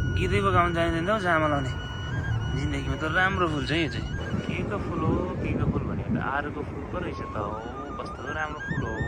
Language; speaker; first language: Nepali; native; Nepali